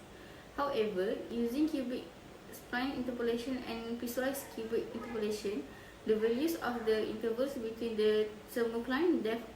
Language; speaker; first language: English; non-native, local second language; Malay